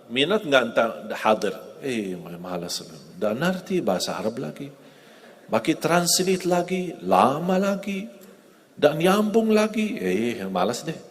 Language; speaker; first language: Indonesian; non-native, fluent; Arabic